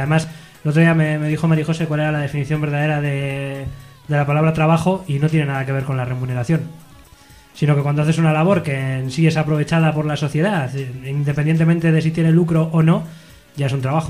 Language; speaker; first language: Spanish; native; Spanish